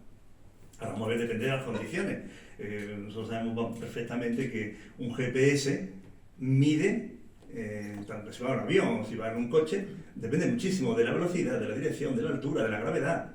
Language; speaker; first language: Spanish; native; Spanish